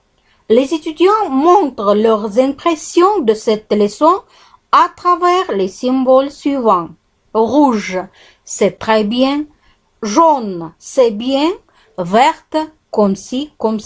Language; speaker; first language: French; non-native, fluent; Kazakh